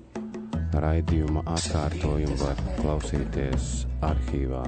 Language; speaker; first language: Latvian; native; Latvian